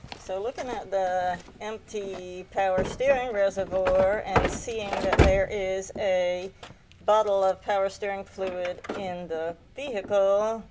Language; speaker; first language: English; native; English